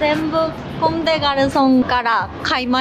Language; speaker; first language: Japanese; non-native, learner; Korean